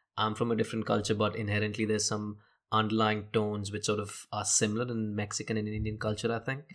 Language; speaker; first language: English; non-native, local second language; Hindi